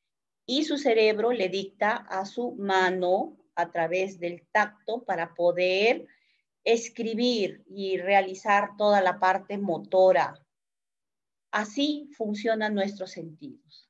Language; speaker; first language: Spanish; native; Spanish